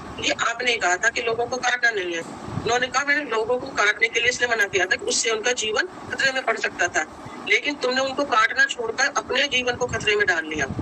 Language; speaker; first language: Hindi; native; Hindi